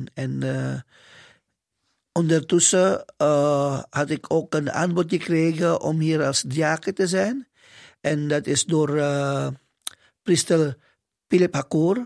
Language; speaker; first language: Dutch; non-native, fluent; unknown